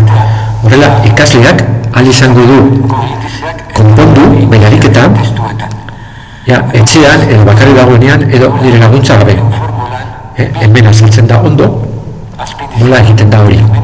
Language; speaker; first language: Basque; non-native, local second language; Spanish